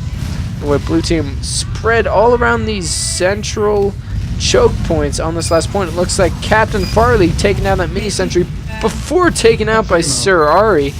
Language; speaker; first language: English; native; English